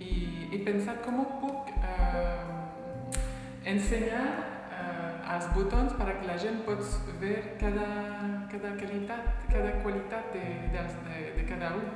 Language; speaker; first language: Catalan; non-native, learner; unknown